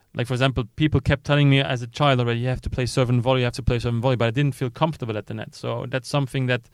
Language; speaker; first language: English; non-native, fluent; Luxembourgish